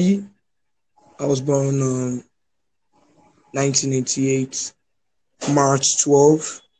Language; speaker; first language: English; non-native, local second language; Yoruba